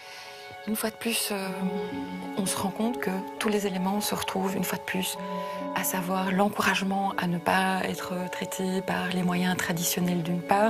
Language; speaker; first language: French; native; French